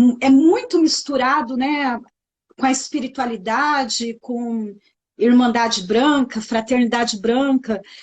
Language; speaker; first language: Portuguese; native; Portuguese